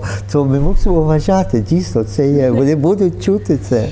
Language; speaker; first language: Ukrainian; early bilingual, heritage; Ukrainian